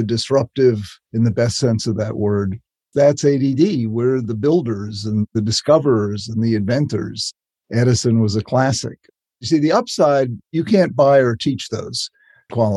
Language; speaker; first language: English; native; English